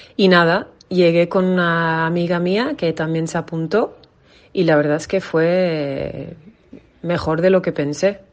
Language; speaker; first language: Spanish; non-native, fluent; English